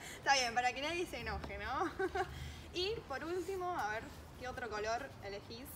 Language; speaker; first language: Spanish; native; Spanish